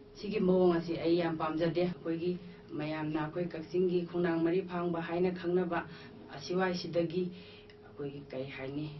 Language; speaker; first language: Manipuri; native; Manipuri